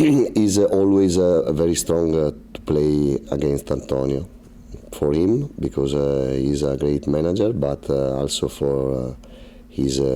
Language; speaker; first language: English; non-native, learner; Italian